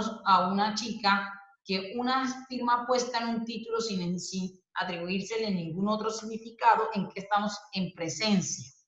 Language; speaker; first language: Spanish; native; Spanish